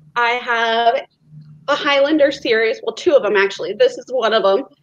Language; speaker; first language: English; native; English